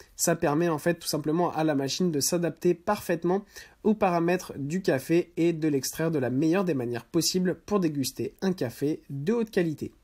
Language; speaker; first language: French; native; French